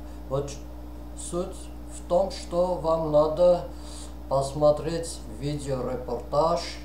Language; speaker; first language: Russian; non-native, fluent; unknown